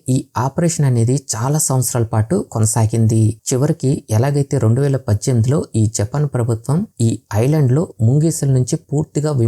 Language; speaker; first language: Telugu; native; Telugu